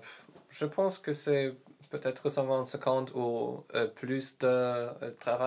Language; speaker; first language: French; non-native, learner; Polish